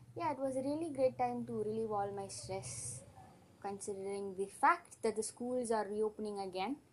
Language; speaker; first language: English; non-native, local second language; Tamil